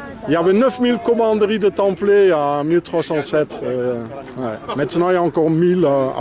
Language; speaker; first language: French; non-native, fluent; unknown